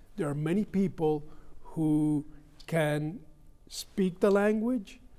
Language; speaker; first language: English; early bilingual, other home language; Spanish